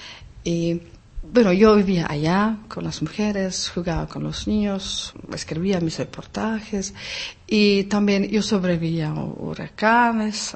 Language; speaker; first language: Spanish; non-native, fluent; Czech